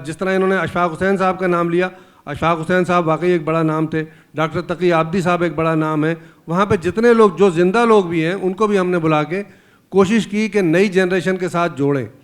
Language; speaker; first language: Urdu; native; Urdu